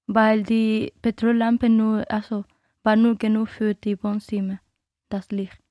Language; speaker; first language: German; non-native, learner; Spanish